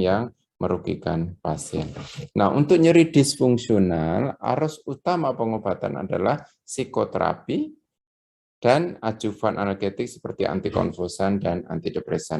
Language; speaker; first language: Indonesian; native; Indonesian